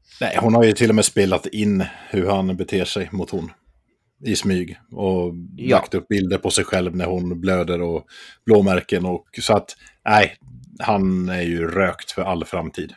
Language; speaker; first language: Swedish; native; Swedish